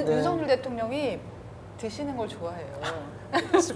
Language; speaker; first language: Korean; native; Korean